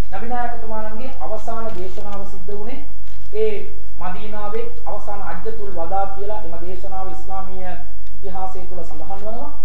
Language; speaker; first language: Sinhala; non-native, local second language; Tamil